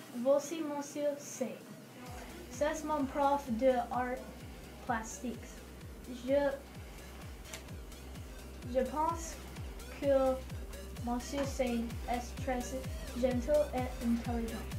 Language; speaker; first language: French; non-native, learner; English